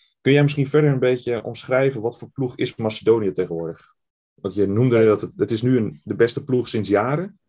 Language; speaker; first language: Dutch; native; Dutch